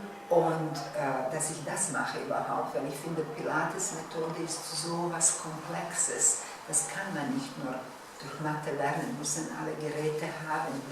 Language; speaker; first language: German; non-native, fluent; Bosnian